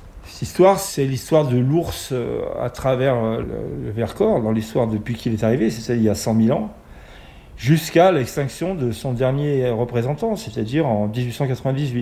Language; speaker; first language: French; native; French